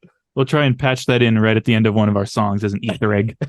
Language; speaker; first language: English; native; English